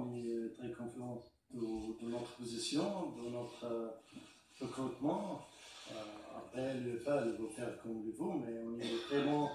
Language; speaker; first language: French; non-native, learner; Arabic